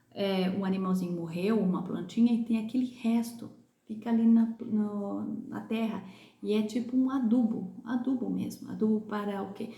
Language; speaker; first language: Portuguese; native; Portuguese